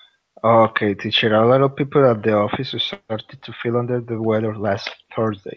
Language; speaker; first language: English; non-native, learner; Spanish